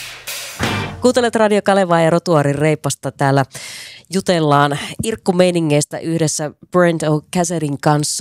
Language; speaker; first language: Finnish; native; Finnish